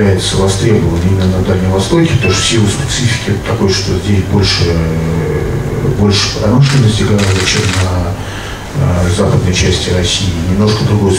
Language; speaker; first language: Russian; native; Russian